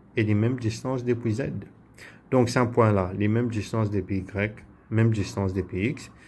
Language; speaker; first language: French; non-native, local second language; Morisyen